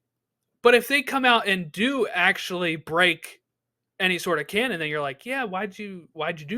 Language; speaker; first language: English; native; English